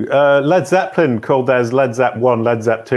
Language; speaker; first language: English; native; English